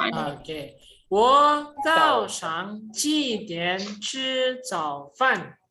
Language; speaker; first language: Chinese; non-native, fluent; Indonesian